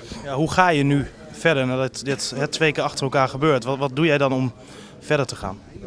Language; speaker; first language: Dutch; native; Dutch